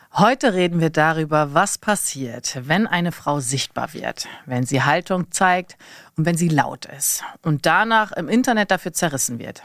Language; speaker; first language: German; native; German